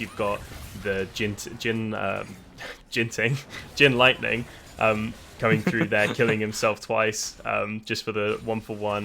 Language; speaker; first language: English; native; English